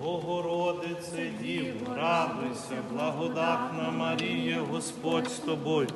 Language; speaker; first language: Ukrainian; native; Ukrainian